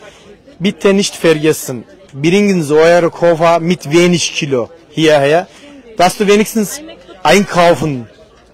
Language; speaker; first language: German; non-native, fluent; Turkish